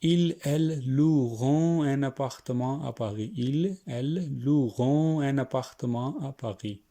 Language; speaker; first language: French; non-native, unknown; Hindi